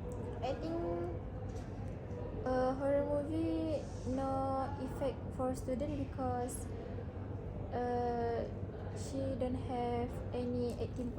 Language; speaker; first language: English; non-native, learner; Malay